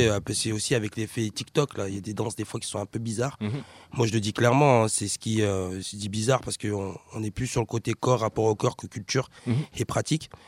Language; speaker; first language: French; native; French